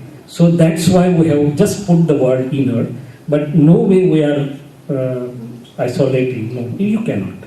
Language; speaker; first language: English; non-native, local second language; Gujarati